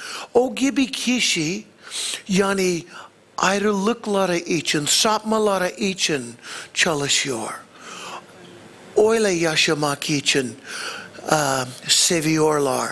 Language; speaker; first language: Turkish; non-native, fluent; English